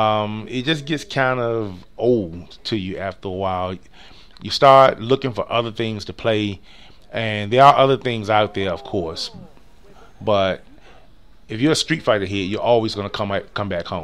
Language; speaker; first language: English; native; English